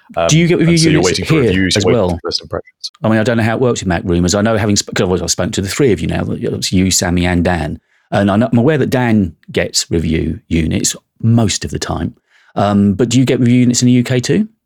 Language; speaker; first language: English; native; English